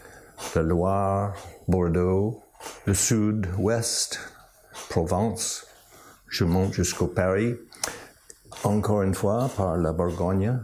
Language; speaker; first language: French; non-native, fluent; English